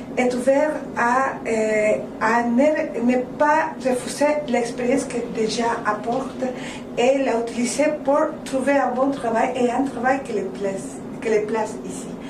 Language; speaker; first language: French; non-native, learner; Spanish